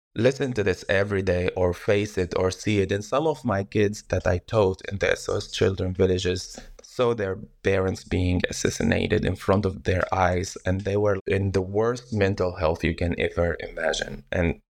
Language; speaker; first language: English; non-native, fluent; Arabic